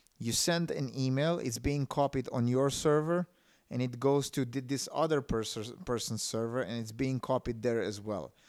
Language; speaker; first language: English; non-native, fluent; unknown